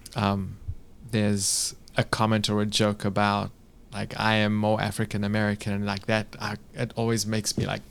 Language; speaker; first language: English; native; English